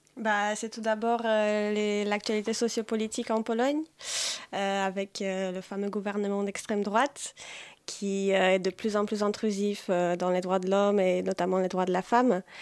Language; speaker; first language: French; non-native, fluent; Polish